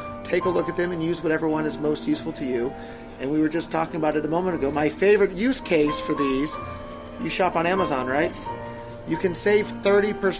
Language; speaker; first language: English; native; English